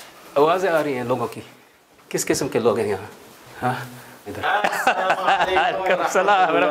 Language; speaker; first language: Hindi; early bilingual, heritage; English